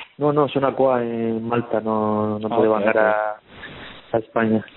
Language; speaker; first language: Italian; non-native, learner; Spanish